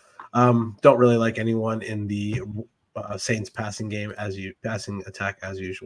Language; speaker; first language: English; native; English